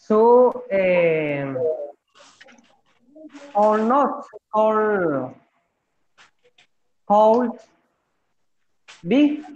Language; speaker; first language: English; non-native, learner; Spanish